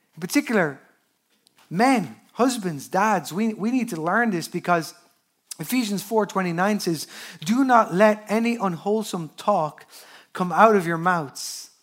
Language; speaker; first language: English; native; English